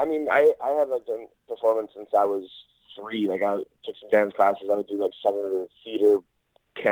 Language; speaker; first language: English; native; English